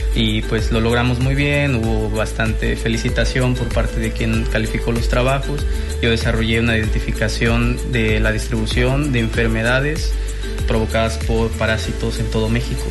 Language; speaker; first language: Spanish; native; Spanish